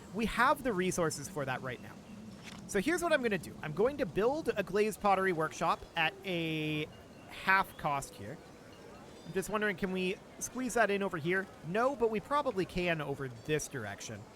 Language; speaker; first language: English; native; English